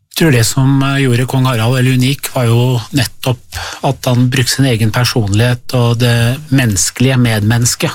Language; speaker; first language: Norwegian; early bilingual, other home language; Persian